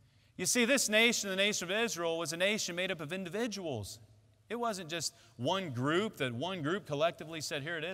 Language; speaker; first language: English; native; English